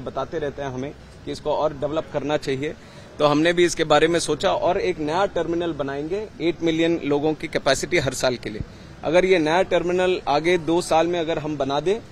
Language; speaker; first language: Hindi; non-native, local second language; Telugu